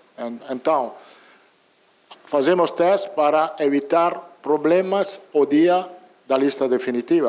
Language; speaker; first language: Portuguese; non-native, learner; Italian